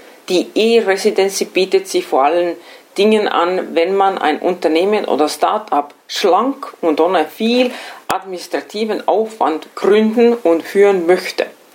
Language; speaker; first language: German; non-native, fluent; Estonian